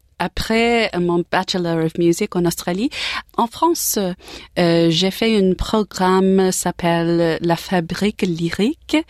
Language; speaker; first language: French; non-native, learner; English